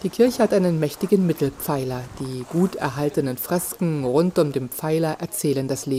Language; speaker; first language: German; native; German